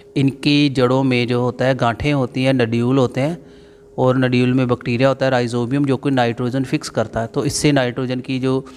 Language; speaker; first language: Hindi; non-native, local second language; Punjabi